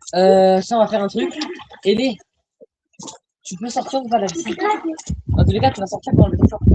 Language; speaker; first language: French; native; French